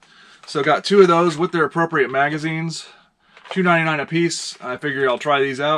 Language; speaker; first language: English; native; English